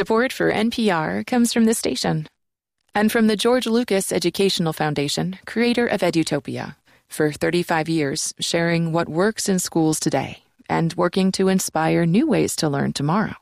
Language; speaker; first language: English; native; English